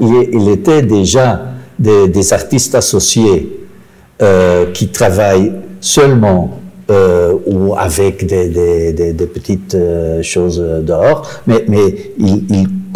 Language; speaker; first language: French; non-native, local second language; Dutch